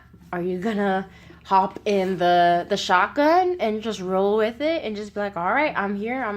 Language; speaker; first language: English; native; English